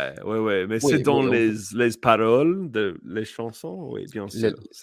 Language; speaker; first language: French; non-native, learner; English